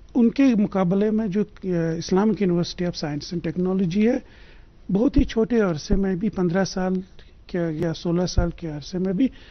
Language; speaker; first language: Hindi; non-native, local second language; Kashmiri